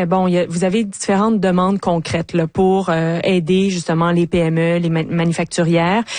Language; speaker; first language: French; native; French